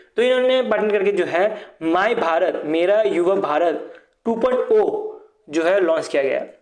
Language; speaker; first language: Hindi; non-native, local second language; Assamese